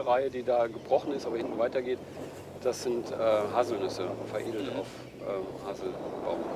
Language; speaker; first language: German; native; German